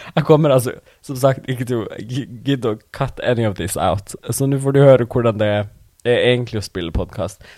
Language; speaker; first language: Norwegian; non-native, local second language; Northern Sami